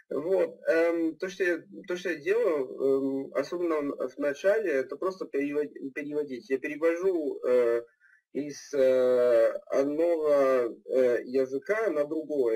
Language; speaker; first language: Russian; non-native, fluent; Italian